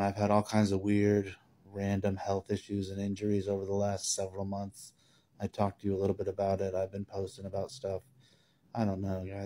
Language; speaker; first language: English; native; English